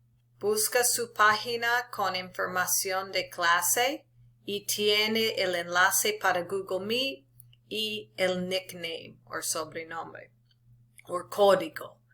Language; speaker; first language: Spanish; non-native, local second language; English